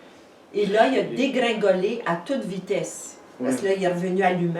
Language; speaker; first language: French; native; French